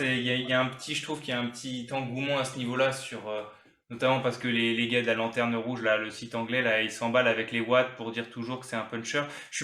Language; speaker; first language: French; native; French